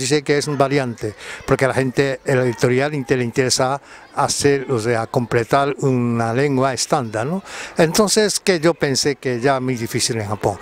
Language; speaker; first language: Spanish; non-native, fluent; Japanese